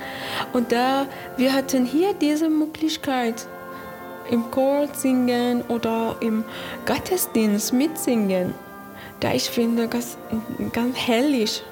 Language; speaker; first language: German; non-native, learner; Persian